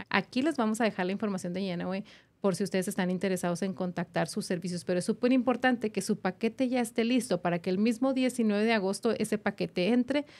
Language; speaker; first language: Spanish; native; Spanish